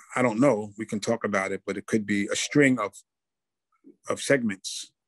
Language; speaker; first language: English; native; English